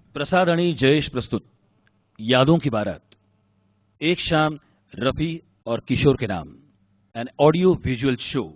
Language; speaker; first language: Hindi; non-native, local second language; Marathi